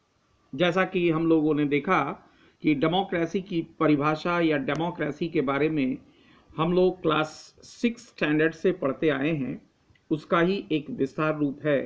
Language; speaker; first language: Hindi; native; Hindi